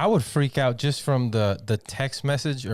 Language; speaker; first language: English; native; English